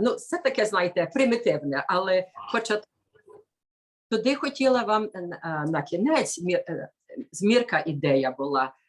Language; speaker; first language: Ukrainian; early bilingual, heritage; Ukrainian